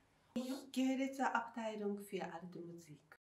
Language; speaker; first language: German; non-native, fluent; Japanese